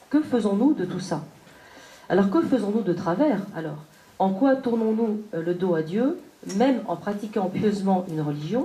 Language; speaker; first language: French; native; French